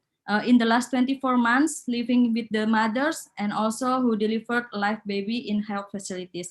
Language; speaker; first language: English; non-native, fluent; Indonesian